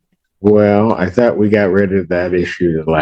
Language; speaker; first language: English; native; English